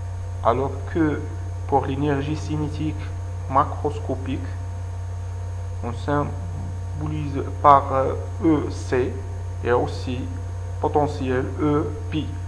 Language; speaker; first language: French; non-native, local second language; Arabic